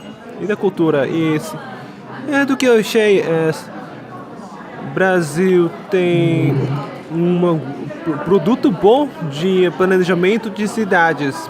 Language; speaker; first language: Portuguese; non-native, learner; Korean